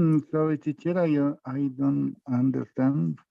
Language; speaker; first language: English; non-native, learner; Spanish